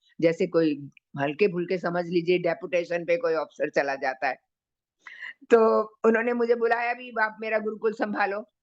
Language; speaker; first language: Hindi; native; Hindi